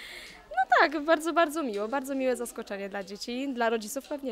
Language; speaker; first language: Polish; native; Polish